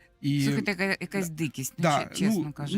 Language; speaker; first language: Ukrainian; native; Ukrainian